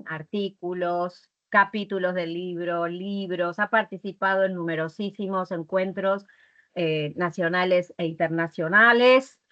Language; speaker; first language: Spanish; native; Spanish